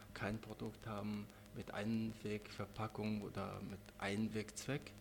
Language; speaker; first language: German; non-native, fluent; Mongolian